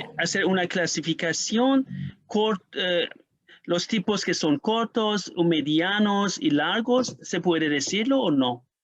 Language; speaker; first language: Spanish; non-native, fluent; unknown